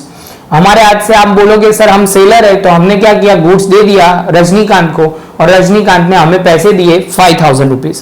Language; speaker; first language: Hindi; non-native, local second language; Gujarati